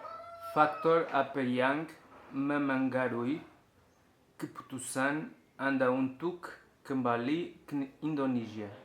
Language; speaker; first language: Indonesian; non-native, learner; Portuguese